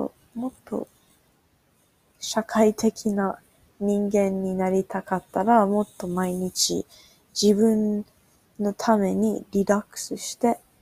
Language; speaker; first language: Japanese; non-native, learner; English